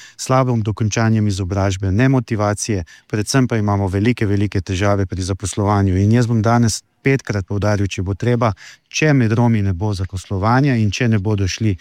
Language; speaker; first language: Slovenian; native; Slovenian